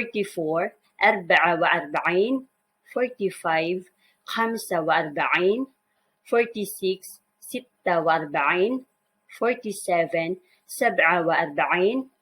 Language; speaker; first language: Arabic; non-native, learner; Filipino